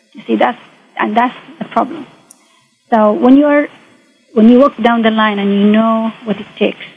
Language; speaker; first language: English; non-native, fluent; Arabic